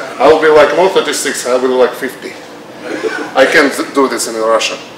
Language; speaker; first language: English; non-native, learner; Russian